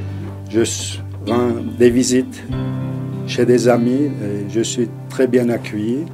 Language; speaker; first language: French; non-native, fluent; Turkish